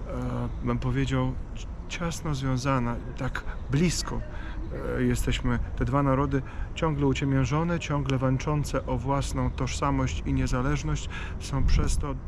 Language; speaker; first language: Polish; non-native, fluent; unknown